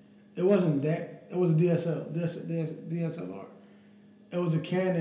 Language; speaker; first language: English; native; English